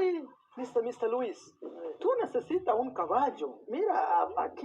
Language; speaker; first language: Spanish; non-native, learner; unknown